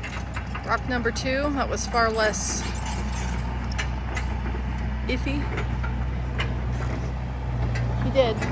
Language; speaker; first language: English; native; English